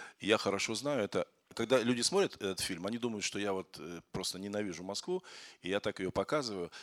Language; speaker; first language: Russian; native; Russian